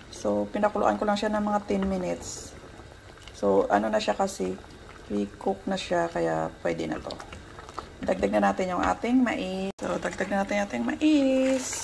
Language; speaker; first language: Filipino; non-native, local second language; Hiligaynon